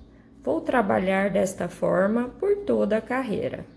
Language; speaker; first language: Portuguese; native; Portuguese